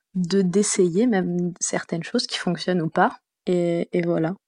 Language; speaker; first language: French; native; French